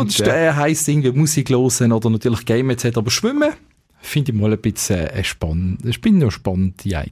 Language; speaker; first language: German; native; German